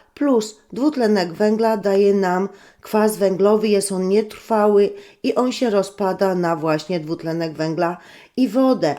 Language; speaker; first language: Polish; native; Polish